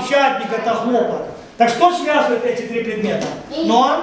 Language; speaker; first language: Russian; native; Russian